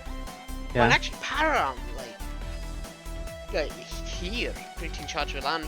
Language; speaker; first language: Welsh; non-native, local second language; English